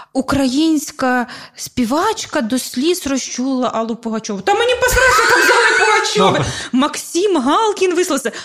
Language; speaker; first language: Ukrainian; non-native, local second language; Russian